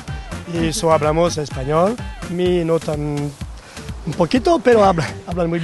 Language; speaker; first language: Spanish; non-native, learner; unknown